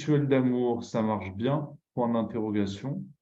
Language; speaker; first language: French; native; French